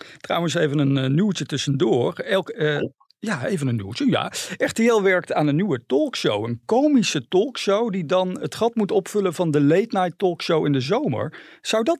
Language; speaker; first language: Dutch; native; Dutch